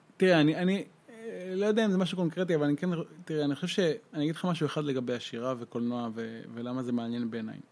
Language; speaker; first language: Hebrew; native; Hebrew